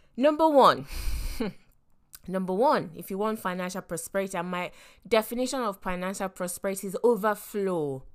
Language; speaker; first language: English; non-native, local second language; Yoruba